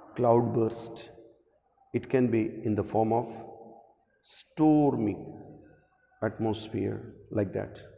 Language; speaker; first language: English; non-native, local second language; Gujarati